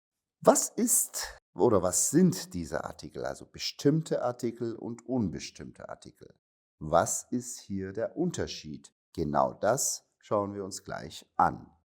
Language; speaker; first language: German; non-native, fluent; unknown